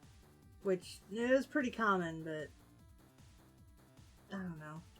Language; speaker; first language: English; native; English